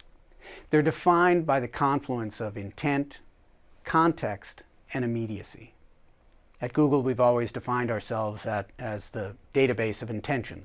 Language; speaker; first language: English; native; English